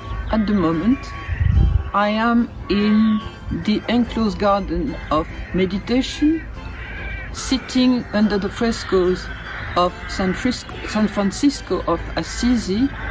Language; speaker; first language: English; non-native, fluent; French